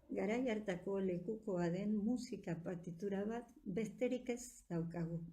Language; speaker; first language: Basque; non-native, fluent; Spanish